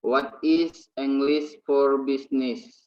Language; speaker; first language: English; non-native, learner; Indonesian